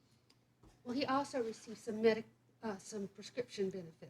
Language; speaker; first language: English; native; English